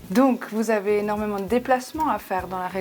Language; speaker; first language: French; native; French